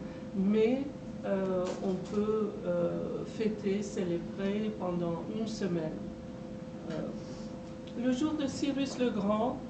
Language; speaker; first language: French; non-native, fluent; Persian